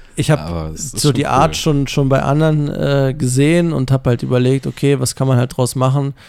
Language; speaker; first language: German; native; German